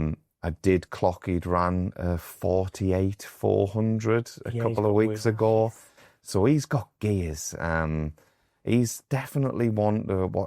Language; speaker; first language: English; native; English